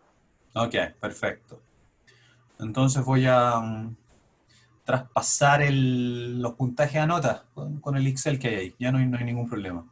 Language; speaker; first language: Spanish; native; Spanish